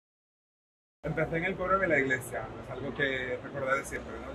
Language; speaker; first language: Spanish; native; Spanish